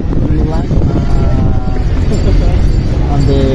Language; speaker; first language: English; non-native, learner; Spanish